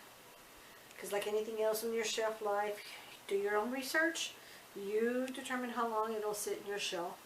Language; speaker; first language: English; native; English